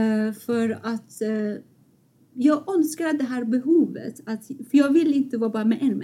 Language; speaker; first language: Swedish; non-native, fluent; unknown